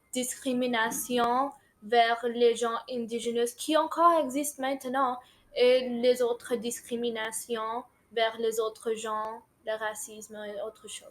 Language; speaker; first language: French; non-native, local second language; Urdu